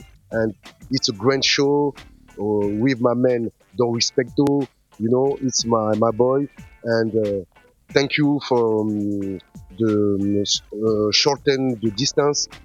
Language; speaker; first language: English; non-native, learner; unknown